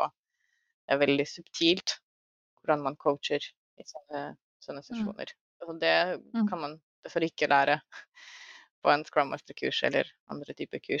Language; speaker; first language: Norwegian; non-native, fluent; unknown